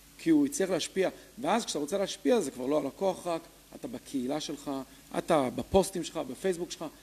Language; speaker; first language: Hebrew; early bilingual, other home language; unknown